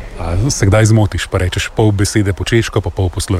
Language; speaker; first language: Slovenian; native; Slovenian